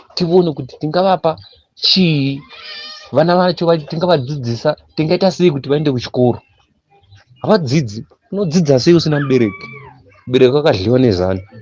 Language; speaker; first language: Shona; non-native, local second language; North Ndebele